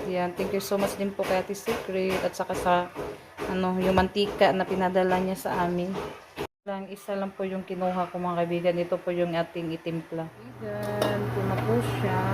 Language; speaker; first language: Filipino; non-native, local second language; Cebuano